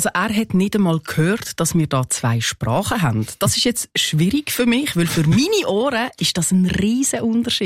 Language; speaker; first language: German; native; German